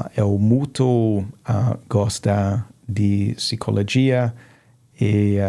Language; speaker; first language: Portuguese; non-native, learner; English